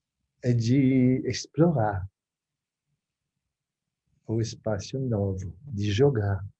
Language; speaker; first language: Portuguese; non-native, fluent; Spanish